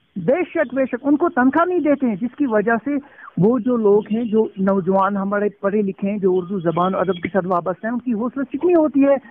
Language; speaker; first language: Urdu; non-native, local second language; Kashmiri